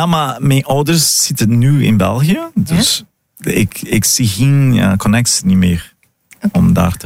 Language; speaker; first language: Dutch; non-native, fluent; Portuguese